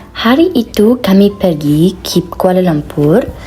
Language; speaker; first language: Malay; non-native, learner; Arabic